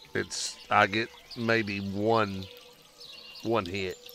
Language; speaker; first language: English; native; English